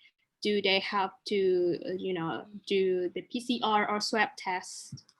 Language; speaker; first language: English; non-native, local second language; Indonesian